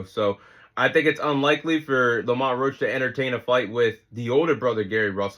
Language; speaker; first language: English; native; English